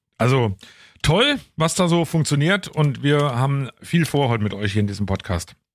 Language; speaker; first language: German; native; German